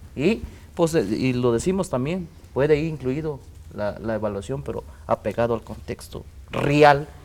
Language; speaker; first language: Spanish; non-native, local second language; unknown